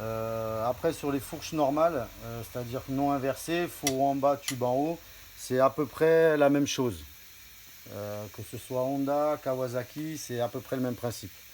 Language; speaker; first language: French; native; French